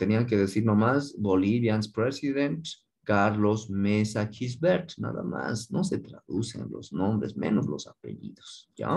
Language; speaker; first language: Spanish; native; Spanish